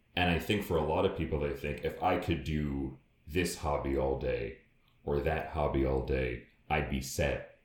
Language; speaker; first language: English; native; English